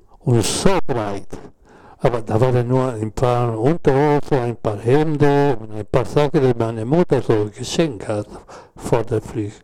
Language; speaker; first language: German; non-native, learner; Spanish